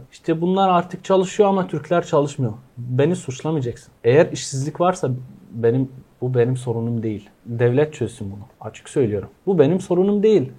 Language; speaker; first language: Turkish; non-native, fluent; Arabic